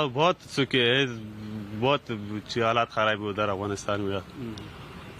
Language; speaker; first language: Hindi; non-native, learner; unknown